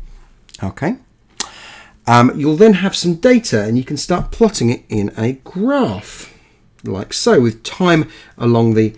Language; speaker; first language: English; native; English